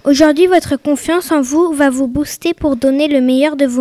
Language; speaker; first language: French; native; French